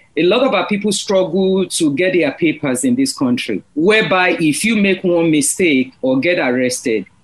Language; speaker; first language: English; non-native, local second language; Yoruba